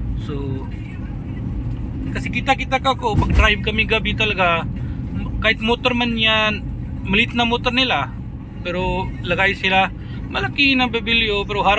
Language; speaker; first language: Filipino; non-native, learner; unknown